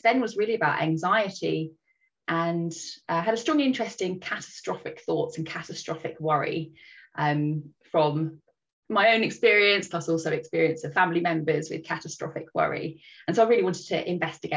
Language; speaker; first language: English; native; English